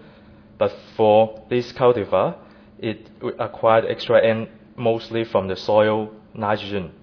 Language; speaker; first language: English; non-native, fluent; Chinese